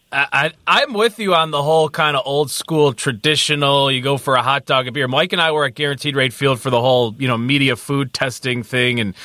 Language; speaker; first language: English; native; English